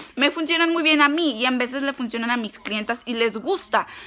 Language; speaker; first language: Spanish; early bilingual, heritage; Spanish